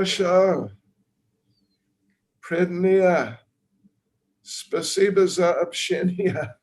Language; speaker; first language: Russian; non-native, learner; English